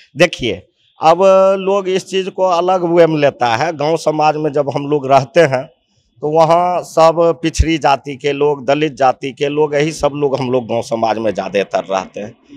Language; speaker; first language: Hindi; native; Hindi